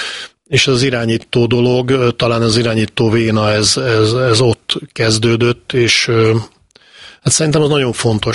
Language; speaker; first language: Hungarian; native; Hungarian